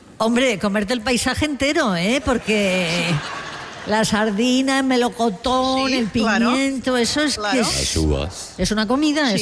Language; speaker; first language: Spanish; non-native, local second language; Catalan